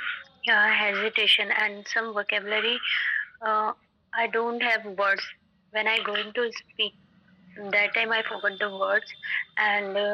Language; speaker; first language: English; non-native, learner; Hindi